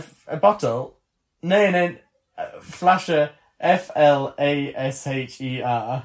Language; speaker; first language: German; non-native, learner; English